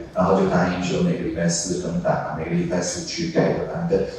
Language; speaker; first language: Chinese; native; Chinese